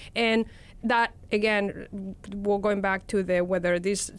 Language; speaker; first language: English; non-native, fluent; Spanish